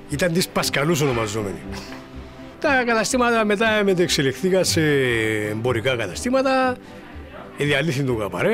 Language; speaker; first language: Greek; native; Greek